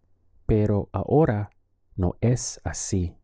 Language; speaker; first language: Spanish; non-native, fluent; English